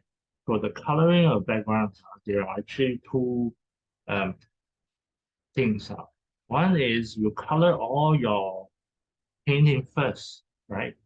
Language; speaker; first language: English; non-native, fluent; Chinese